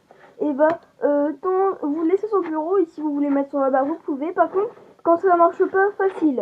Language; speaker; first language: French; native; French